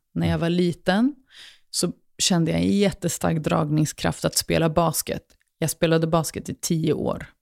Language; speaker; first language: Swedish; early bilingual, other home language; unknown